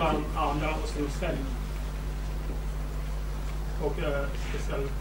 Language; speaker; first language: Swedish; non-native, learner; Kurdish